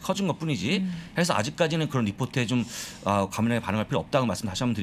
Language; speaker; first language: Korean; native; Korean